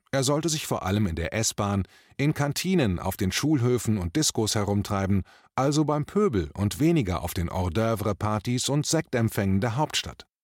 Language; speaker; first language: German; native; German